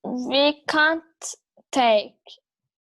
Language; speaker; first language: English; non-native, learner; Turkish